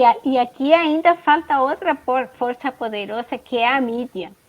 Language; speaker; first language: Portuguese; non-native, fluent; Spanish